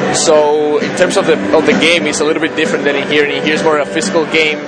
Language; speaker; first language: English; non-native, fluent; Spanish